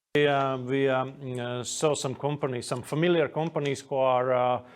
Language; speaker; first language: English; non-native, fluent; Latvian